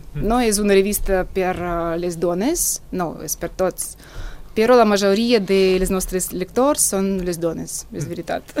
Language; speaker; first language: Catalan; non-native, fluent; Russian